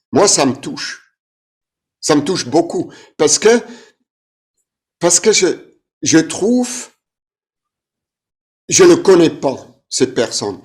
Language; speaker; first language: French; non-native, fluent; German